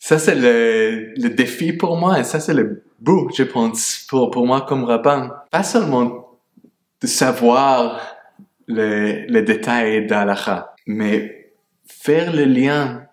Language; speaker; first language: French; non-native, fluent; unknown